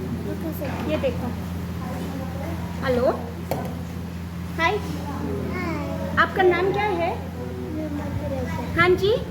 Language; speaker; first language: Hindi; non-native, local second language; Tibetan